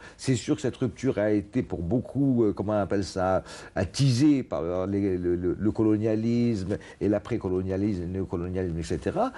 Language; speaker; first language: French; non-native, local second language; Arabic